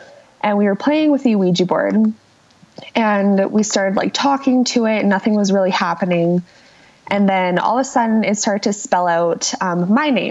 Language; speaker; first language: English; native; English